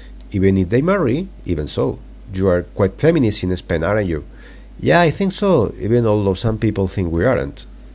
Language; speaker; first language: English; non-native, fluent; Spanish